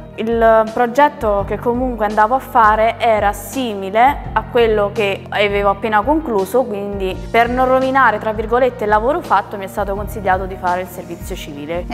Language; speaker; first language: Italian; native; Italian